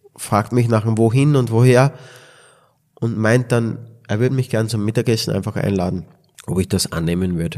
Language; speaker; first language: German; native; German